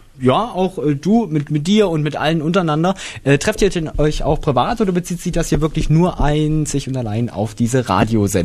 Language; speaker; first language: German; native; German